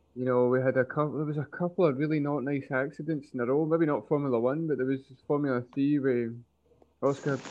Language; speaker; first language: English; native; English